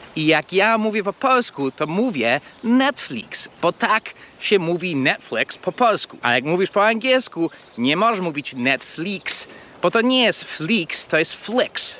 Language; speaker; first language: Polish; non-native, fluent; English